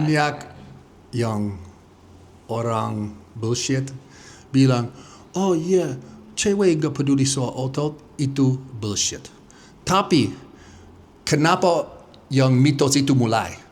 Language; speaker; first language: Indonesian; non-native, fluent; English